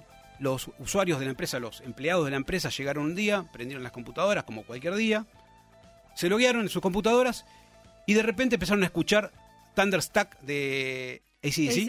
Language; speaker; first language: Spanish; native; Spanish